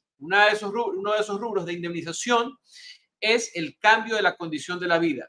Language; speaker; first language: Spanish; native; Spanish